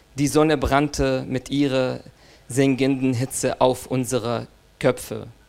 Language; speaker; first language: German; non-native, fluent; Arabic